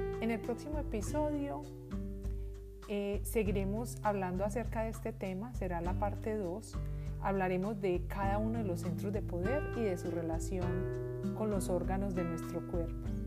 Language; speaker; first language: Spanish; native; Spanish